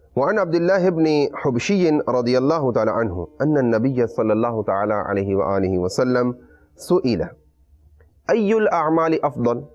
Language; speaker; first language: Arabic; non-native, fluent; Urdu